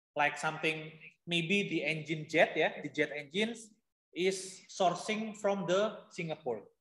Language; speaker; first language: English; non-native, fluent; Indonesian